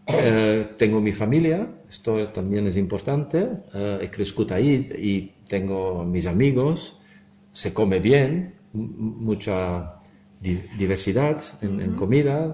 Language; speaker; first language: Spanish; non-native, fluent; Dutch